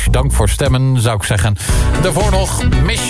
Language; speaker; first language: Dutch; native; Dutch